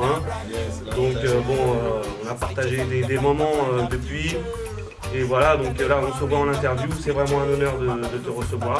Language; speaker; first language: French; native; French